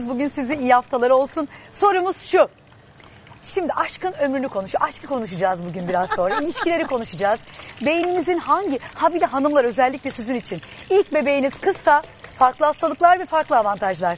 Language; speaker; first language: Turkish; native; Turkish